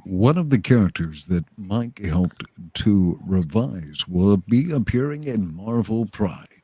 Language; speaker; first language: English; native; English